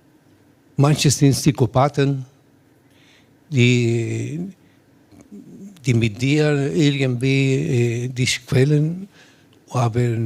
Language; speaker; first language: German; non-native, learner; Spanish